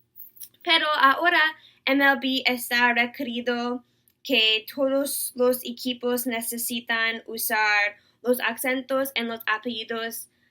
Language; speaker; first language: Spanish; non-native, learner; English